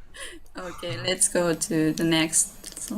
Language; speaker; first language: English; non-native, learner; Japanese